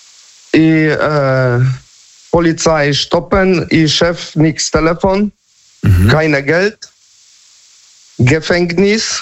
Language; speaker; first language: German; non-native, learner; Polish